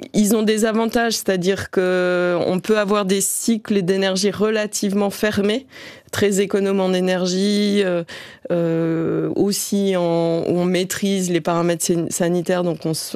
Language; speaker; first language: French; native; French